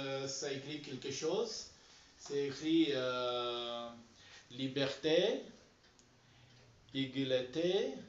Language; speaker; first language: French; non-native, learner; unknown